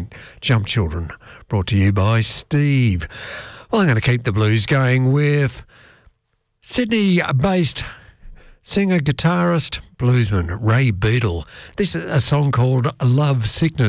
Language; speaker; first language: English; native; English